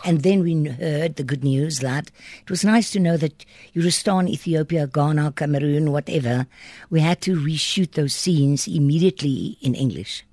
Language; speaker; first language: English; non-native, local second language; Afrikaans